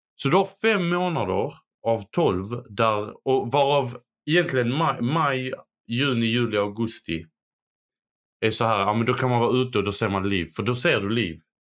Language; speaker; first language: Swedish; non-native, fluent; Arabic